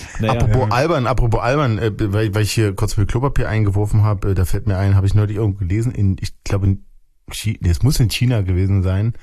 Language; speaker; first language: German; native; German